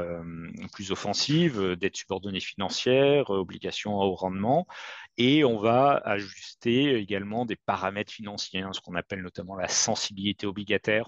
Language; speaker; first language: French; native; French